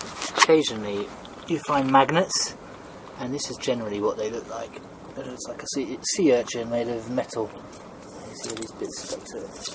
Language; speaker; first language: English; native; English